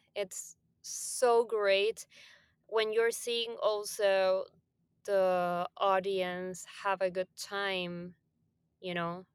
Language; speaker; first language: English; non-native, fluent; Spanish